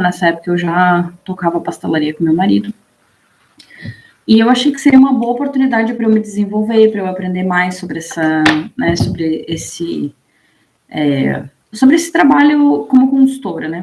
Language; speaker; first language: Portuguese; native; Portuguese